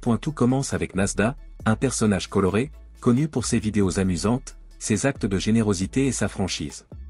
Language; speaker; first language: French; native; French